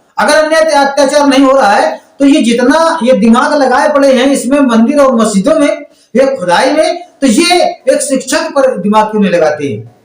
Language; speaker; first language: Hindi; native; Hindi